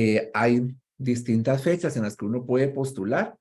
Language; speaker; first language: Spanish; native; Spanish